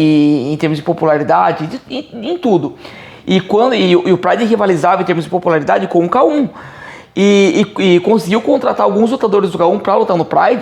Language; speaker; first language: Portuguese; native; Portuguese